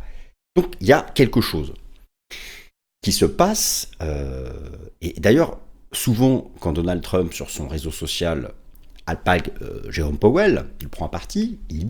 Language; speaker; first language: French; native; French